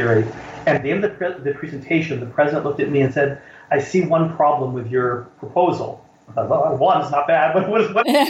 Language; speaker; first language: English; native; English